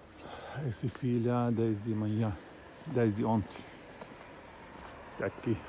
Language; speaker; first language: Portuguese; non-native, local second language; Arabic